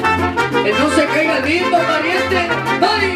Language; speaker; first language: Spanish; native; Spanish